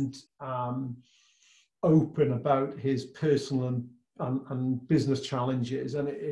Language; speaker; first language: English; native; English